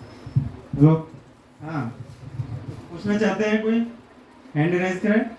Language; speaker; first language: Hindi; native; Hindi